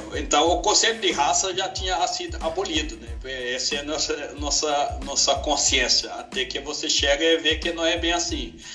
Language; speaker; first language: Portuguese; non-native, fluent; Wolof